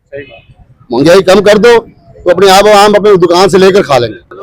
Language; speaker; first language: Urdu; non-native, local second language; Punjabi